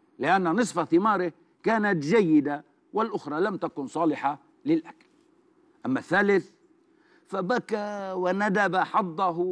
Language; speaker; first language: Arabic; non-native, fluent; Turkish